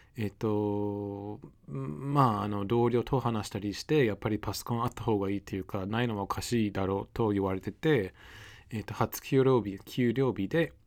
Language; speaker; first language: Japanese; non-native, fluent; English